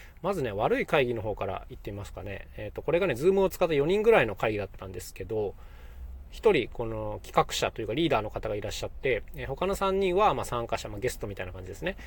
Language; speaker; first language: Japanese; native; Japanese